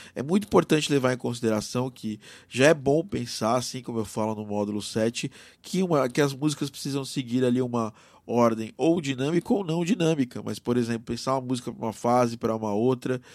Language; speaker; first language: Portuguese; native; Portuguese